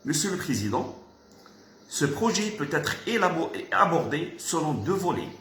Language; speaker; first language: French; non-native, local second language; Arabic